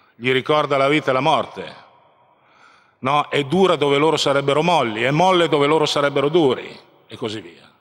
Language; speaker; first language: Italian; native; Italian